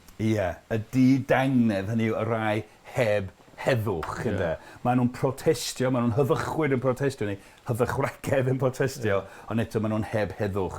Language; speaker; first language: Welsh; non-native, fluent; English